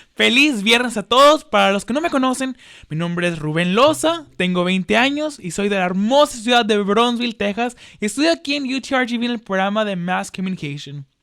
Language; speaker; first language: Spanish; early bilingual, heritage; Spanish